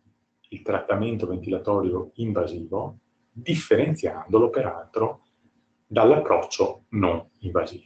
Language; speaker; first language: Italian; native; Italian